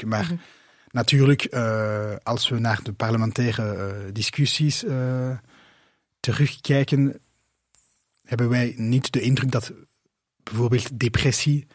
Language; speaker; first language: Dutch; non-native, local second language; French